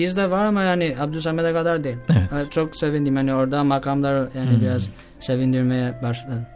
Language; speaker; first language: Turkish; non-native, learner; Albanian